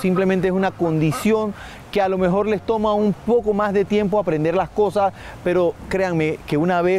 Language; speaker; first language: Spanish; native; Spanish